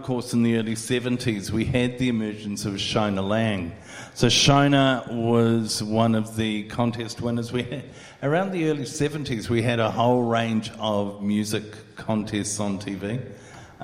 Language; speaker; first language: English; native; English